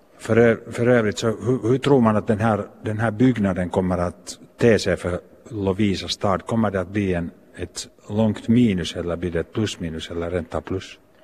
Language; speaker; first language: Swedish; native; Swedish